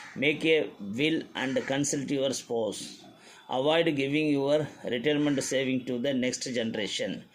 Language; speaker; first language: English; non-native, local second language; Tamil